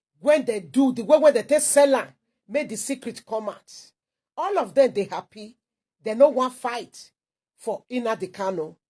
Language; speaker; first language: Nigerian Pidgin; non-native, local second language; Igbo